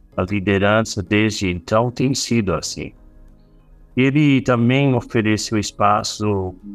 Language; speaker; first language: Portuguese; non-native, fluent; English